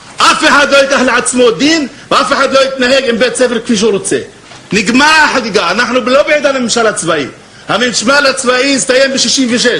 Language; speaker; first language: Hebrew; non-native, local second language; Arabic